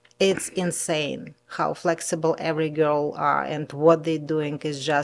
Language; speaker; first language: English; non-native, learner; Russian